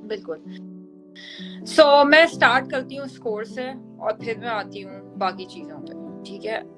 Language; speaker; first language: Urdu; native; Urdu